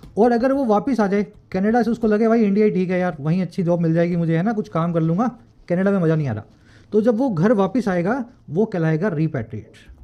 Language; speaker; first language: Hindi; native; Hindi